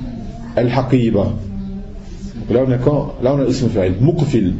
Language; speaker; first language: Arabic; non-native, fluent; French